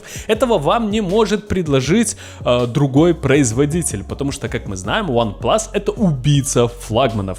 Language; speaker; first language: Russian; native; Russian